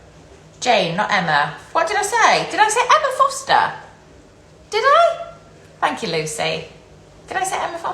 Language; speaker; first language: English; native; English